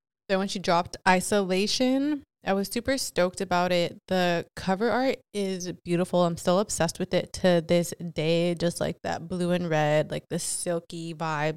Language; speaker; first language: English; early bilingual, other home language; Spanish